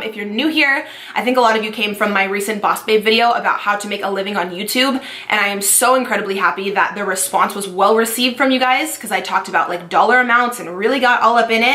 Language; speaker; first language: English; native; English